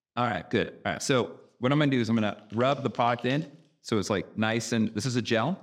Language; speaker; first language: English; native; English